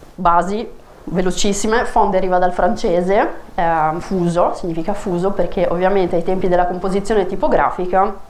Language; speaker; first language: Italian; native; Italian